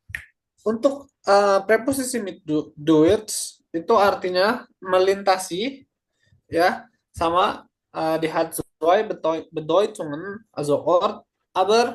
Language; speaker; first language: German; non-native, learner; Indonesian